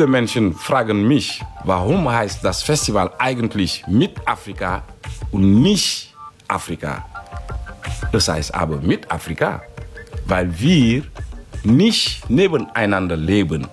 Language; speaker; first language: German; non-native, fluent; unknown